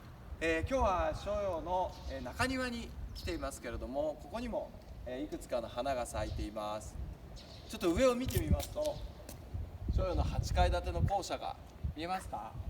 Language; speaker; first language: Japanese; native; Japanese